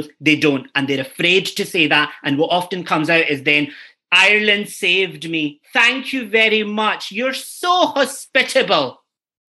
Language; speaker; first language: English; native; English